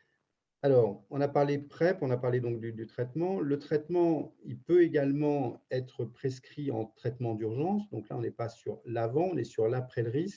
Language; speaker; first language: French; native; French